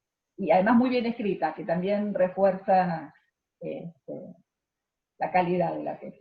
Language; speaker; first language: Spanish; native; Spanish